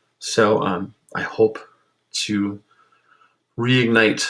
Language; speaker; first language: English; native; English